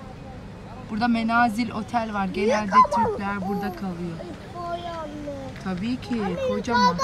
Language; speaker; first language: Turkish; native; Turkish